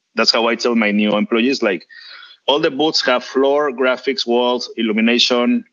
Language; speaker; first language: English; non-native, fluent; Spanish